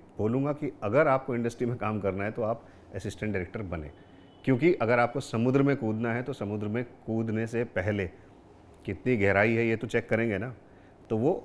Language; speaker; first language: Hindi; native; Hindi